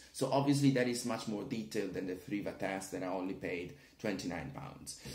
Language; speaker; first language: English; non-native, fluent; Italian